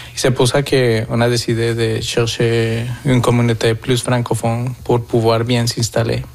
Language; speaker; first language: French; non-native, fluent; Spanish